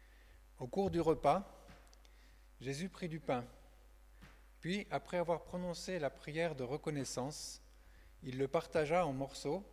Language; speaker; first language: French; native; French